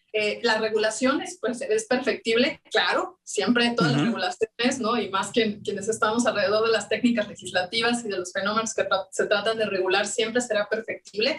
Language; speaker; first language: Spanish; native; Spanish